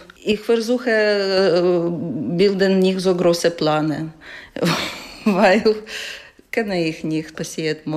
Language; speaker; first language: German; non-native, learner; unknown